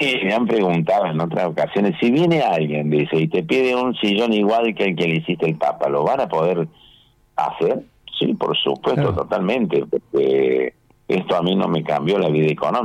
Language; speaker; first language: Spanish; native; Spanish